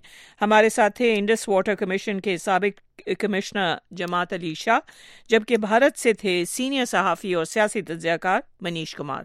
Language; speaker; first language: Urdu; native; Urdu